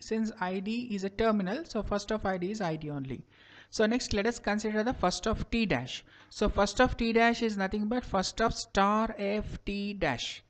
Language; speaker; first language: English; non-native, local second language; Kannada